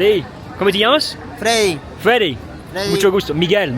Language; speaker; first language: Spanish; non-native, learner; Italian